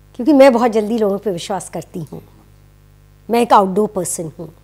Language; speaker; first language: Hindi; native; Hindi